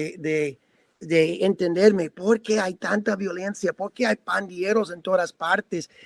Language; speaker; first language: Spanish; non-native, fluent; English